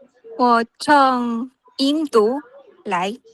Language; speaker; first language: Chinese; non-native, learner; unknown